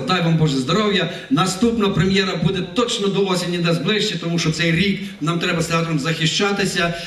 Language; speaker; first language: Ukrainian; native; Ukrainian